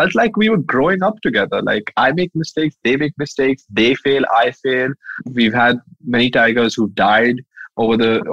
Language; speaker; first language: English; non-native, local second language; Hindi